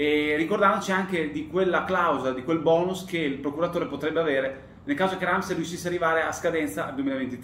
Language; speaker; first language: Italian; native; Italian